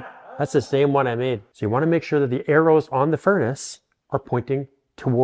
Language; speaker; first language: English; native; English